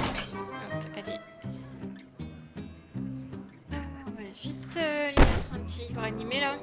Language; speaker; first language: French; native; French